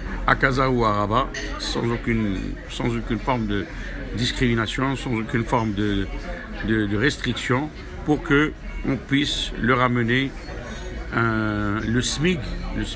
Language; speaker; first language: French; non-native, local second language; Arabic